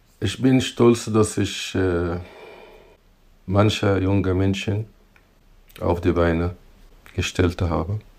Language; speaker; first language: German; non-native, fluent; Arabic